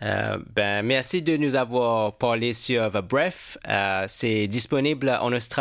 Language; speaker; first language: French; non-native, fluent; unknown